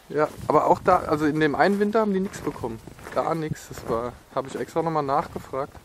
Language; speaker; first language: German; native; German